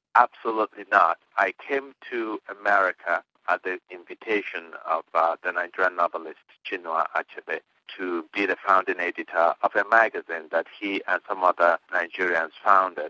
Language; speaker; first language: English; non-native, local second language; Igbo